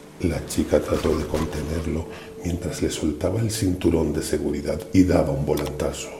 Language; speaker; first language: Spanish; native; Spanish